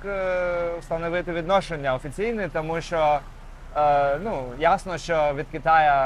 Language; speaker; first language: Ukrainian; non-native, local second language; Russian